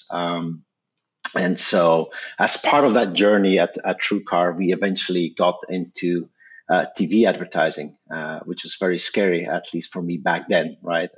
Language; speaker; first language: English; non-native, fluent; Dutch